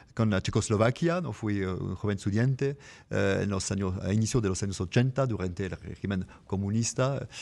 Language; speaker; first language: Spanish; non-native, fluent; French